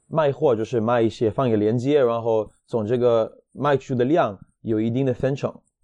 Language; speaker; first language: Chinese; non-native, fluent; Hebrew